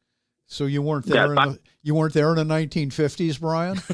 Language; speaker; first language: English; native; English